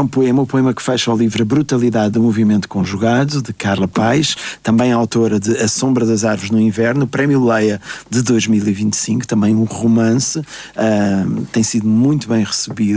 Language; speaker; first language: Portuguese; native; Portuguese